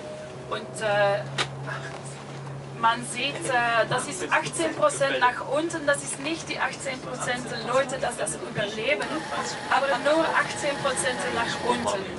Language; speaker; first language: German; non-native, fluent; Dutch